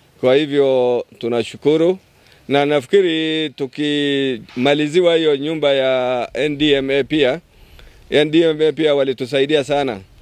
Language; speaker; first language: Swahili; non-native, local second language; Somali